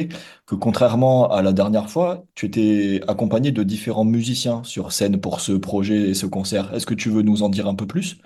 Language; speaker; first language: French; native; French